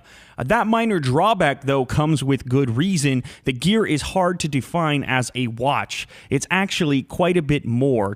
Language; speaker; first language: English; native; English